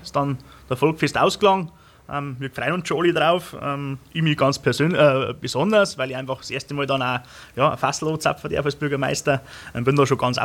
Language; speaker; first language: German; native; German